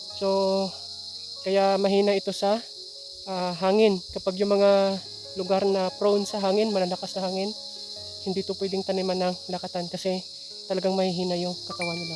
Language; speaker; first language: Filipino; non-native, local second language; Cebuano